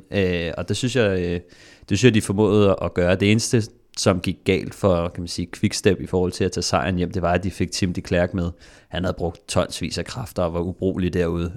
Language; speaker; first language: Danish; native; Danish